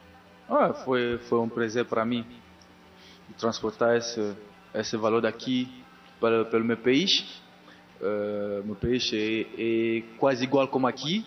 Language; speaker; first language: Portuguese; non-native, learner; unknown